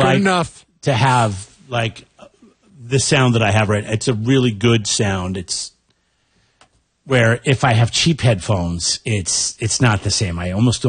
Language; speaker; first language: English; native; English